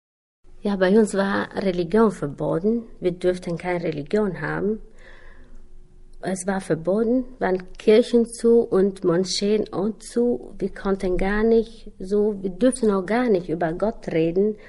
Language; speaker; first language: German; non-native, learner; Albanian